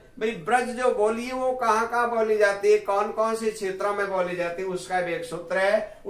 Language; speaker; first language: Hindi; native; Hindi